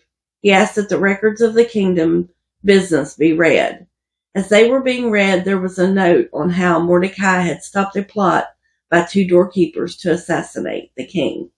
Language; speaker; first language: English; native; English